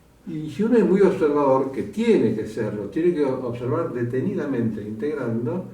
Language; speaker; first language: Spanish; native; Spanish